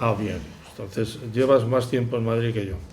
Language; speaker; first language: Spanish; native; Spanish